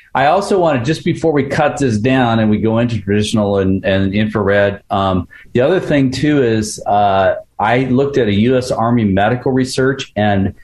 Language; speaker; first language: English; early bilingual, other home language; Ukrainian